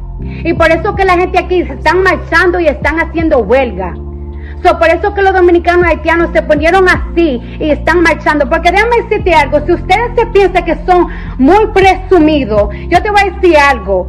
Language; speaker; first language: Spanish; early bilingual, heritage; Spanish